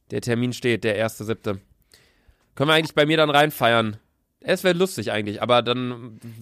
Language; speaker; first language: German; native; German